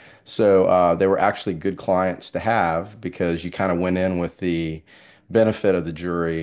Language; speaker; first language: English; native; English